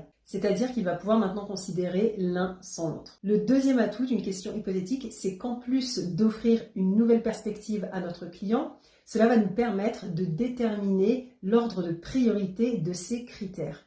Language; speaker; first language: French; native; French